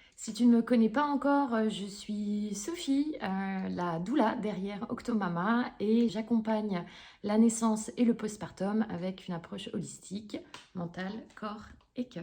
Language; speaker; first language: French; native; French